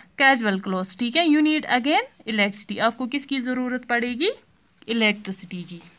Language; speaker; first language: Hindi; non-native, local second language; Kashmiri